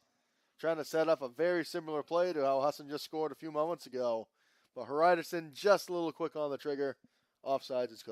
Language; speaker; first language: English; native; English